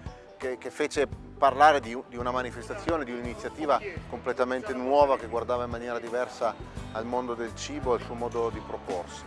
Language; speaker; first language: Italian; native; Italian